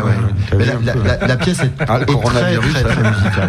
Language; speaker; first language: French; native; French